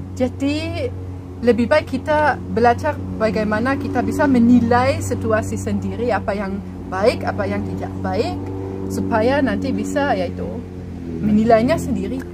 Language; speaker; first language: Indonesian; non-native, fluent; German